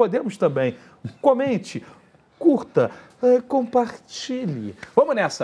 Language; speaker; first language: Portuguese; native; Portuguese